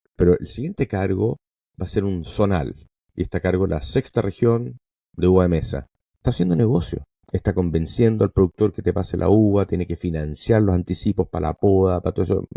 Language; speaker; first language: Spanish; non-native, local second language; English